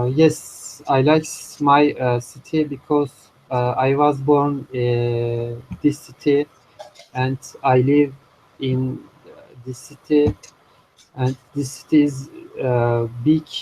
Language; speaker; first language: English; non-native, learner; Turkish